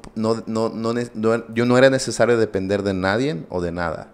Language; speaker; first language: Spanish; early bilingual, heritage; Spanish